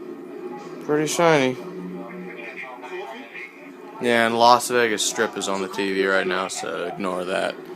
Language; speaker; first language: English; native; English